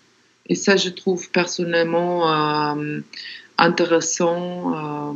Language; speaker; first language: French; non-native, fluent; German